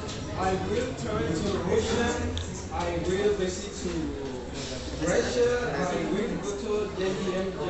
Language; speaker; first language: English; non-native, learner; Spanish